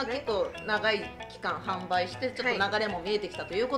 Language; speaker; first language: Japanese; native; Japanese